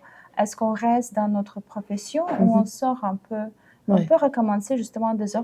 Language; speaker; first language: French; non-native, fluent; Ukrainian